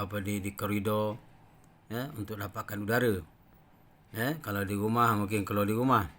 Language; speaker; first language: Malay; native; Malay